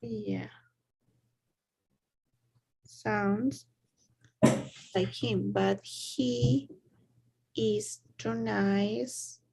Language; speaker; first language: English; non-native, learner; Spanish